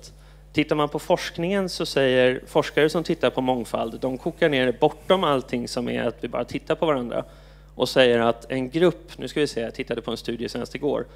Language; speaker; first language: Swedish; native; Swedish